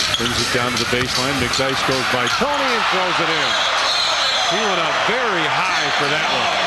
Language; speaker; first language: English; native; English